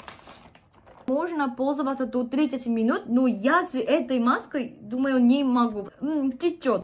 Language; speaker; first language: Russian; non-native, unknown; Korean